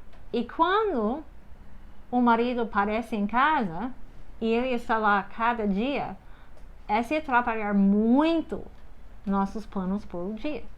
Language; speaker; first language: Portuguese; non-native, fluent; English